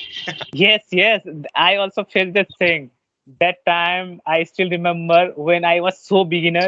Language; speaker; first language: English; non-native, learner; Bangla